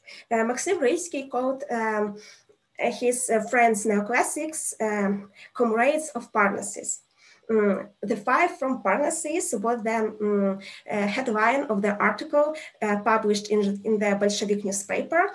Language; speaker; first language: English; non-native, fluent; Ukrainian